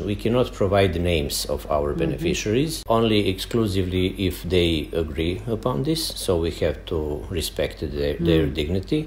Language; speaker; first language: English; non-native, fluent; Serbian